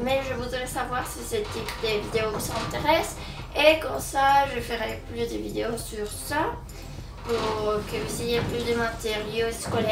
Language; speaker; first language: French; non-native, fluent; Spanish